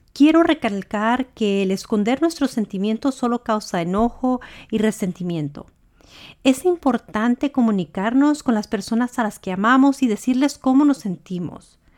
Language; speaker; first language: Spanish; early bilingual, heritage; Spanish